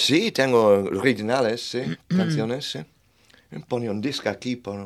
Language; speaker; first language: Spanish; non-native, learner; English